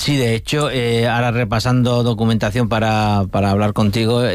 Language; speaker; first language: Spanish; native; Spanish